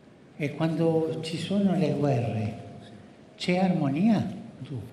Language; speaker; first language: Italian; early bilingual, heritage; Spanish